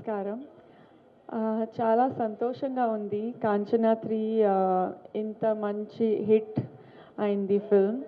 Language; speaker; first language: Telugu; non-native, learner; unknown